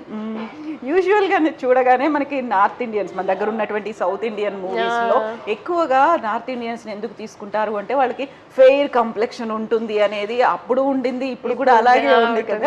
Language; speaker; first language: Telugu; native; Telugu